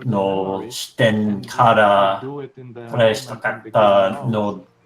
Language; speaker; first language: Japanese; non-native, learner; English